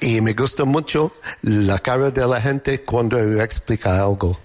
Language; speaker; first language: Spanish; non-native, fluent; English